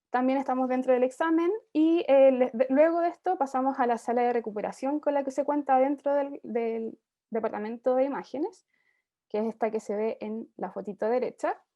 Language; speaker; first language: Spanish; native; Spanish